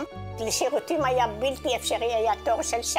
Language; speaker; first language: Hebrew; non-native, fluent; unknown